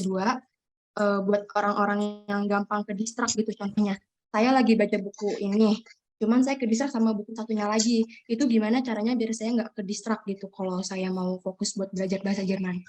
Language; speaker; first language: Indonesian; native; Indonesian